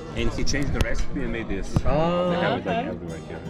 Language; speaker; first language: English; non-native, fluent; Slovenian